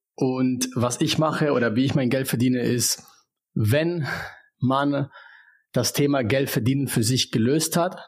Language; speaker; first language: German; early bilingual, other home language; Spanish